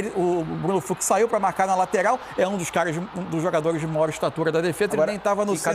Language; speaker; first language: Portuguese; native; Portuguese